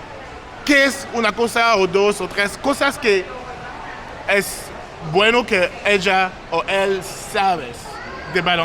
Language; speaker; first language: Spanish; non-native, learner; English